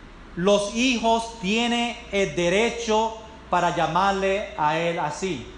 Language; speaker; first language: Spanish; non-native, fluent; English